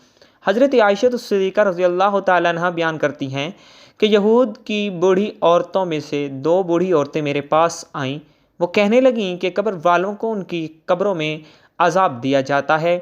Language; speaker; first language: Urdu; native; Urdu